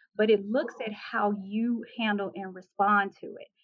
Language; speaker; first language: English; native; English